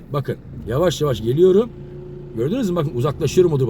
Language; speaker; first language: Turkish; native; Turkish